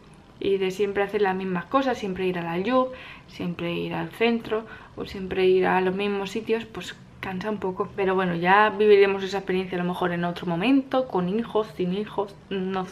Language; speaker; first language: Spanish; native; Spanish